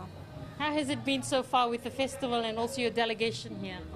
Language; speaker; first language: English; native; English